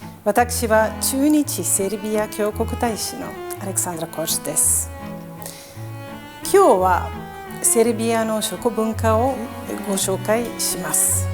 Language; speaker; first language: Japanese; non-native, fluent; Serbian